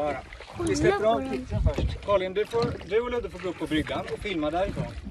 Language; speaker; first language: Swedish; native; Swedish